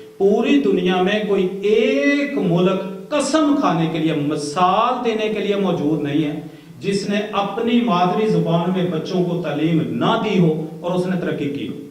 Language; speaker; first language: Urdu; non-native, local second language; Punjabi